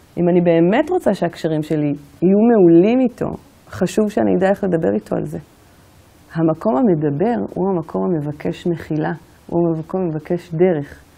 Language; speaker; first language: Hebrew; native; Hebrew